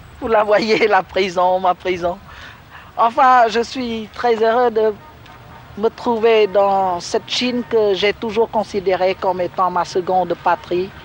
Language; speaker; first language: French; non-native, local second language; Khmer